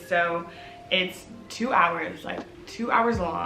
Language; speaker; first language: English; native; English